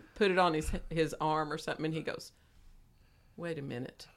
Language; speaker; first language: English; native; English